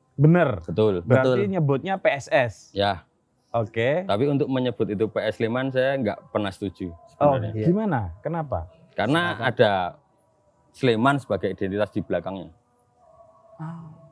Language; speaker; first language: Indonesian; native; Indonesian